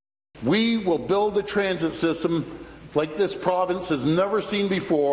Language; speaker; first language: English; native; English